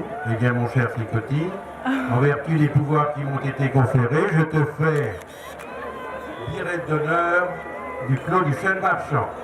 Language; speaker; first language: French; native; French